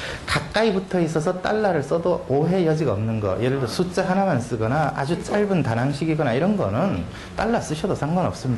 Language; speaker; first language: Korean; native; Korean